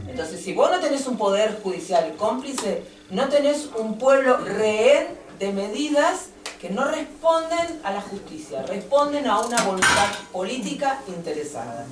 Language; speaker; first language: Spanish; native; Spanish